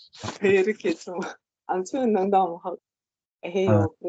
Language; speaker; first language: Korean; non-native, learner; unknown